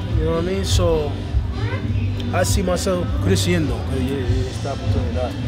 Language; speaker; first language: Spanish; non-native, learner; English